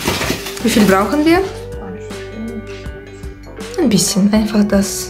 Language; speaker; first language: German; non-native, fluent; Russian